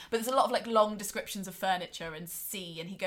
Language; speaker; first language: English; native; English